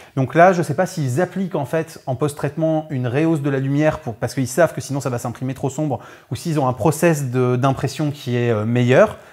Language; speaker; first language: French; native; French